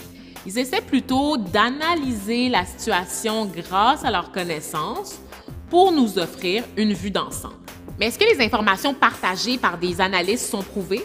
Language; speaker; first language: French; native; French